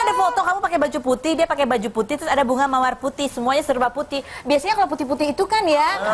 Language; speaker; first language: Indonesian; native; Indonesian